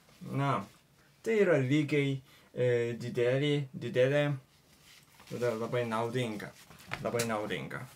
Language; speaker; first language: Lithuanian; non-native, learner; Japanese